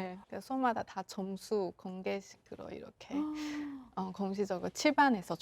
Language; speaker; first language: Korean; non-native, local second language; Chinese